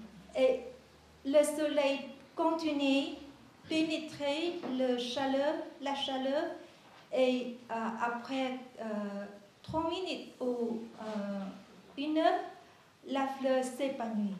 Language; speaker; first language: French; non-native, learner; Vietnamese